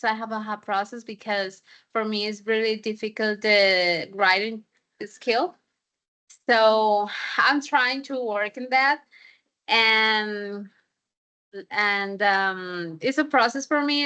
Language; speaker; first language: English; non-native, fluent; Spanish